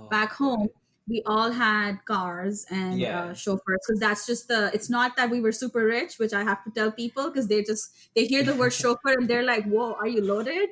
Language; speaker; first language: English; non-native, local second language; Urdu